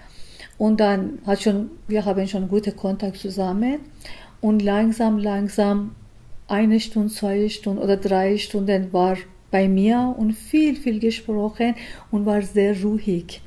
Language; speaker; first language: German; non-native, learner; Persian